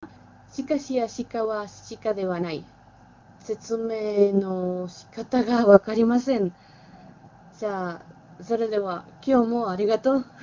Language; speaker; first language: Japanese; non-native, learner; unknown